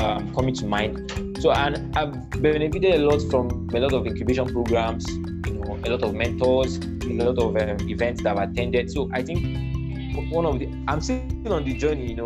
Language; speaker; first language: English; non-native, local second language; Igbo